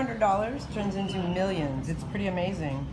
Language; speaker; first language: English; native; English